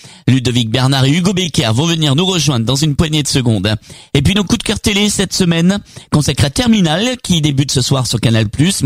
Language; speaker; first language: French; native; French